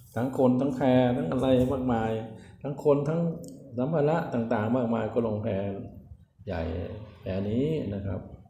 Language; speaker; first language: Thai; non-native, local second language; Northeastern Thai